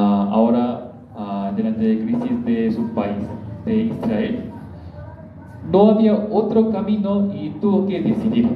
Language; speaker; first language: Spanish; non-native, learner; Korean